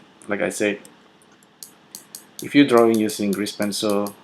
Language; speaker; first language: English; non-native, fluent; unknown